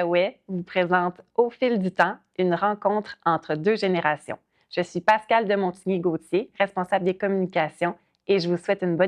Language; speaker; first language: French; native; French